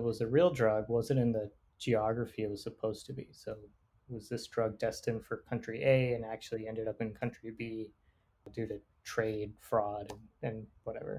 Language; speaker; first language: English; native; English